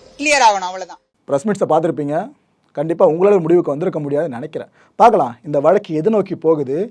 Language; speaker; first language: Tamil; native; Tamil